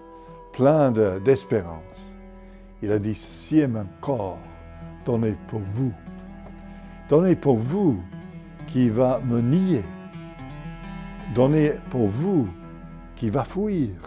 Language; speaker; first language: French; non-native, fluent; English